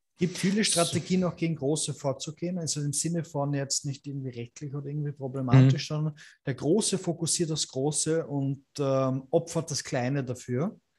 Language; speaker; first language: German; native; German